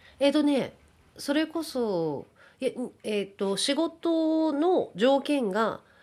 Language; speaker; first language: Japanese; native; Japanese